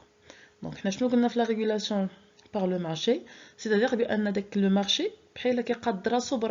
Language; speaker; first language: French; non-native, local second language; Arabic